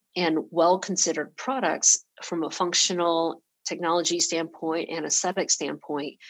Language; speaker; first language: English; early bilingual, other home language; Chinese